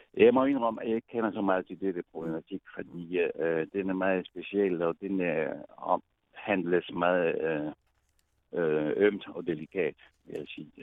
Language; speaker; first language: Danish; non-native, fluent; Italian